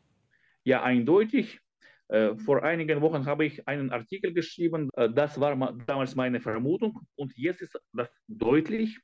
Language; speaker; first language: German; non-native, fluent; Ukrainian